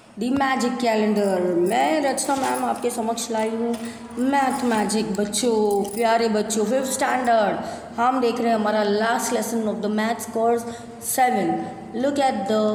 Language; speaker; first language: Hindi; non-native, local second language; Gujarati